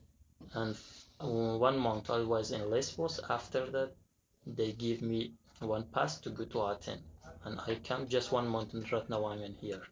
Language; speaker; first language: English; non-native, learner; Persian